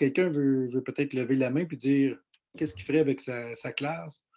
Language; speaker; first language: French; native; French